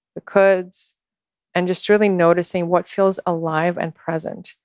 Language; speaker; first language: English; non-native, fluent; Russian